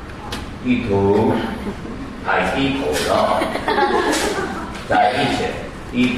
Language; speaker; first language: Chinese; non-native, learner; Korean